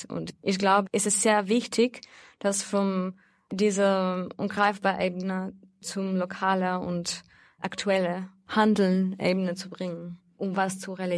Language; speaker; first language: German; non-native, fluent; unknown